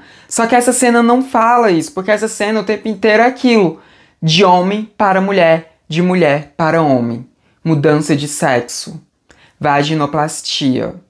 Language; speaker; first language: Portuguese; native; Portuguese